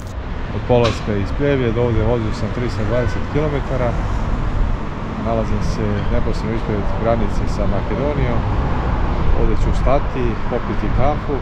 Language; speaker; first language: Croatian; native; Croatian